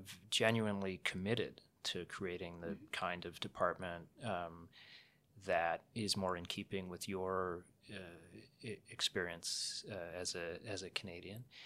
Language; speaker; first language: English; native; English